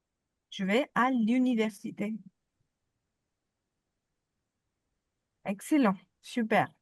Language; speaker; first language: French; non-native, fluent; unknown